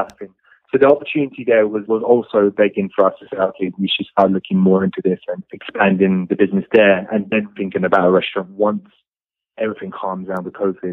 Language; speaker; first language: English; native; English